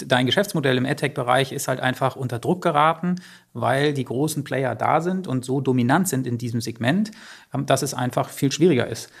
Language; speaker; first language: German; native; German